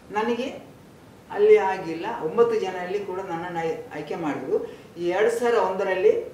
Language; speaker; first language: Kannada; non-native, local second language; Malayalam